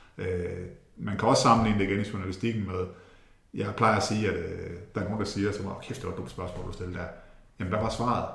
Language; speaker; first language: Danish; native; Danish